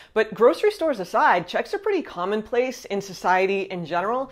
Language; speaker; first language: English; native; English